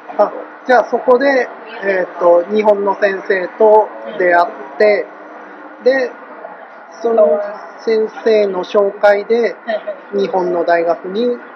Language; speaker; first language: Japanese; native; Japanese